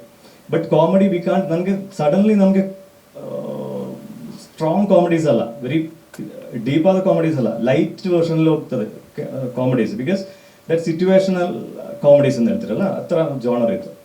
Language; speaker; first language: Kannada; non-native, local second language; Malayalam